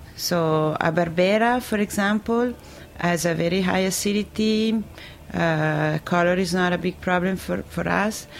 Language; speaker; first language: English; non-native, fluent; Italian